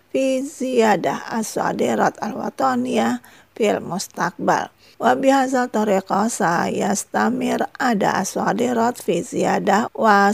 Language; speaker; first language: Arabic; non-native, fluent; Indonesian